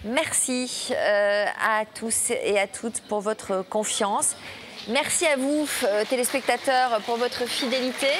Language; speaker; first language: French; native; French